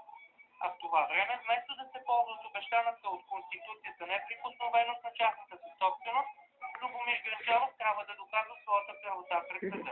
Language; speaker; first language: Bulgarian; native; Bulgarian